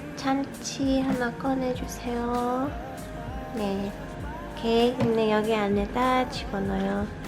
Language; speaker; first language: Korean; early bilingual, heritage; Korean